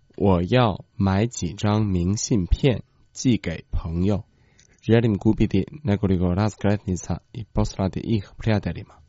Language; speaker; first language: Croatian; non-native, fluent; Chinese